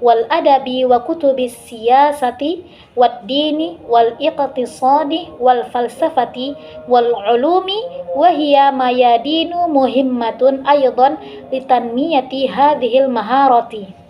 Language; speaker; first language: Arabic; non-native, learner; Indonesian